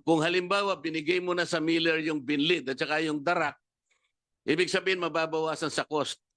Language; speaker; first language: Filipino; non-native, local second language; Pampanga